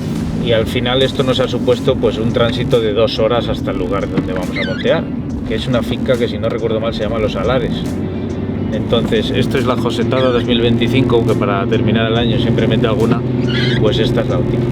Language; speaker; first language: Spanish; native; Spanish